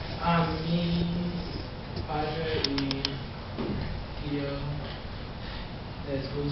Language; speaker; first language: Spanish; non-native, learner; English